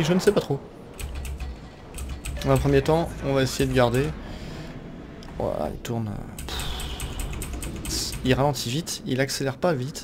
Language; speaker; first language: French; native; French